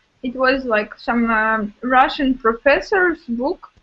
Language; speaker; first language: English; non-native, fluent; Russian